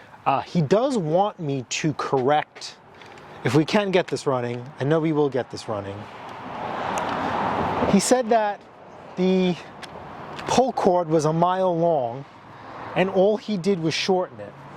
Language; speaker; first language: English; native; English